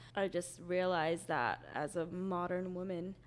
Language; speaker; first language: English; native; English